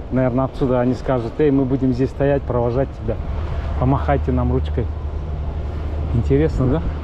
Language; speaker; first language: Russian; non-native, local second language; Kyrgyz